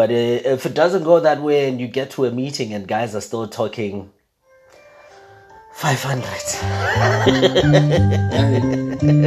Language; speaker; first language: English; non-native, local second language; Zulu